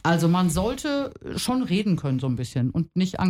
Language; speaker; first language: German; native; German